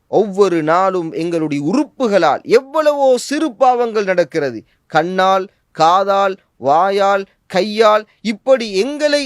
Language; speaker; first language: Tamil; native; Tamil